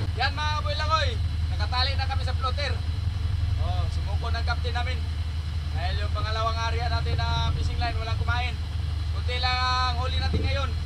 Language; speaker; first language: Filipino; non-native, local second language; Cebuano